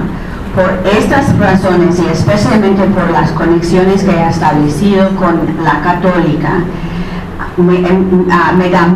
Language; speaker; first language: Spanish; non-native, fluent; English